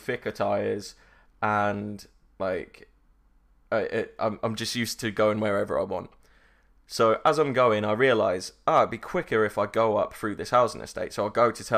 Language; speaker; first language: English; native; English